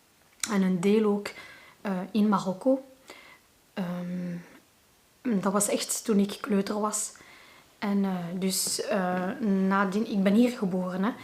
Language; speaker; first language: Dutch; non-native, local second language; Arabic